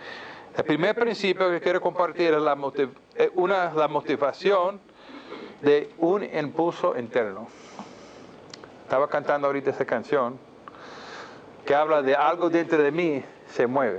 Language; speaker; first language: Spanish; non-native, fluent; English